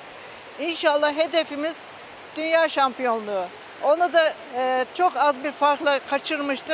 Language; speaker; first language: Turkish; native; Turkish